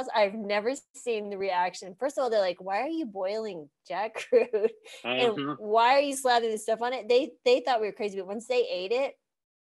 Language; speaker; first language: English; native; English